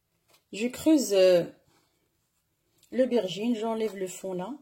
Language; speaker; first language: French; non-native, local second language; Arabic